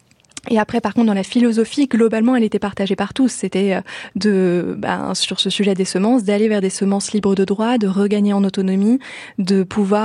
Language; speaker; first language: French; native; French